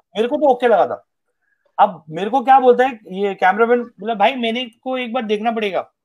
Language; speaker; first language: Hindi; native; Hindi